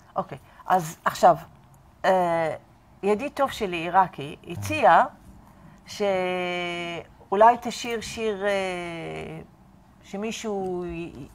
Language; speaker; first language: Hebrew; non-native, fluent; Arabic